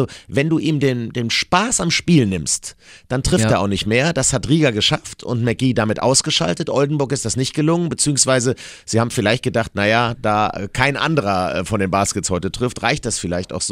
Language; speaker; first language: German; native; German